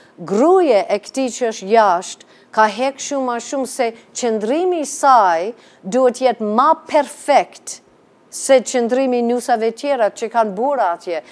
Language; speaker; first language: Albanian; non-native, fluent; English